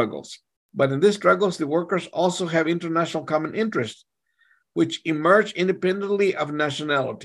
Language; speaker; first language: English; native; English